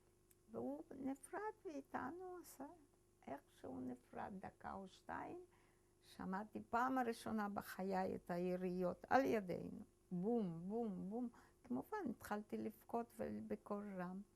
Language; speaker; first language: Hebrew; early bilingual, other home language; Polish